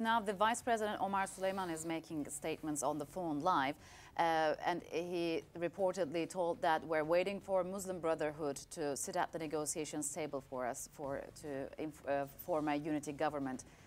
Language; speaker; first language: English; non-native, fluent; Turkish